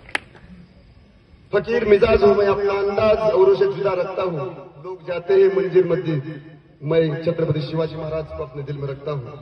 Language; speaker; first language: Hindi; non-native, local second language; Marathi